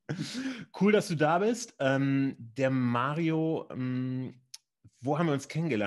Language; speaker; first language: German; native; German